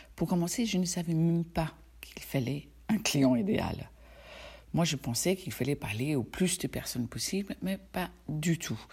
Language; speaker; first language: French; non-native, fluent; Danish